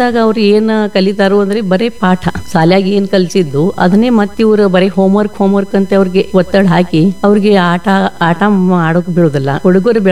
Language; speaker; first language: Kannada; non-native, local second language; Marathi